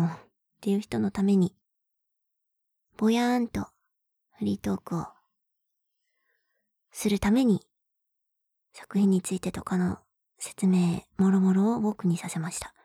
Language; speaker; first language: Japanese; native; Japanese